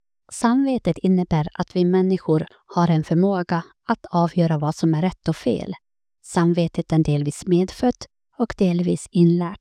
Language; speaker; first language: Swedish; native; Swedish